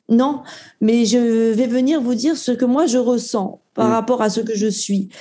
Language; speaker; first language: French; native; French